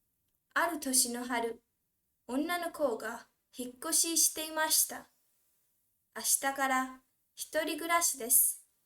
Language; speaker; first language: Japanese; non-native, fluent; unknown